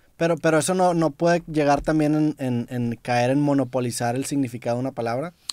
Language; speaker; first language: Spanish; native; Spanish